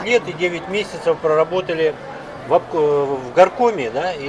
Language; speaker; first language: Russian; native; Russian